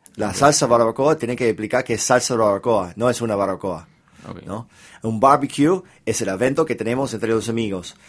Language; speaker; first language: Spanish; non-native, fluent; English